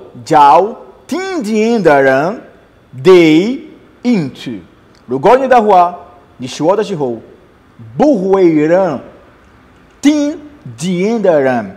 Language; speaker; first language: Chinese; non-native, learner; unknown